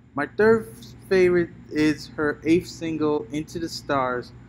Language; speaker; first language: English; native; English